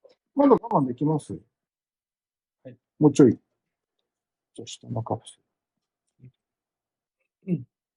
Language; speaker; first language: Japanese; native; Japanese